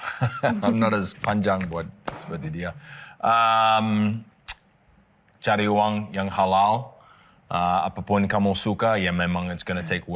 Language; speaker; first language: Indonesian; non-native, learner; English